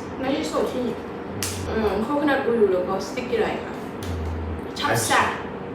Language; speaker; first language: Korean; non-native, learner; Thai